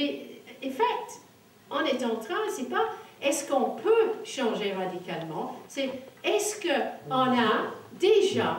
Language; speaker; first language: French; non-native, fluent; English